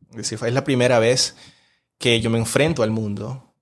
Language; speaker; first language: Spanish; native; Spanish